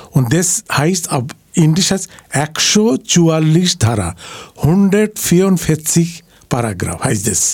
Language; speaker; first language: German; non-native, learner; Bangla